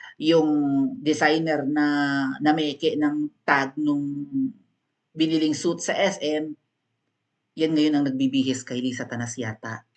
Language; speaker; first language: Filipino; native; Filipino